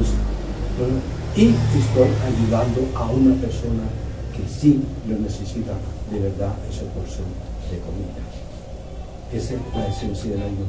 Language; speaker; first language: Spanish; non-native, fluent; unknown